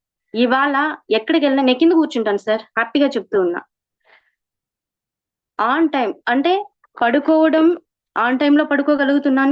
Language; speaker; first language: Telugu; native; Telugu